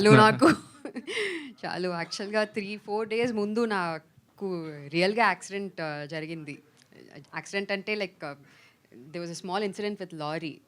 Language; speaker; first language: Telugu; non-native, fluent; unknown